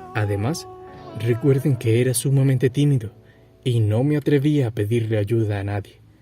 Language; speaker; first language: Spanish; native; Spanish